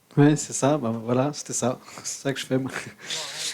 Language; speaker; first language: French; native; French